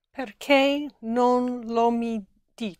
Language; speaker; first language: Italian; non-native, learner; English